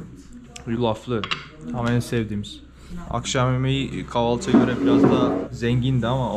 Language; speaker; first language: Turkish; native; Turkish